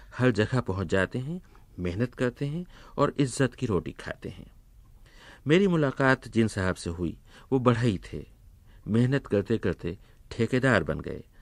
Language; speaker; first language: Urdu; native; Urdu